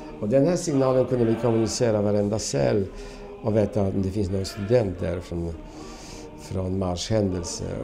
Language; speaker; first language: Swedish; non-native, fluent; Polish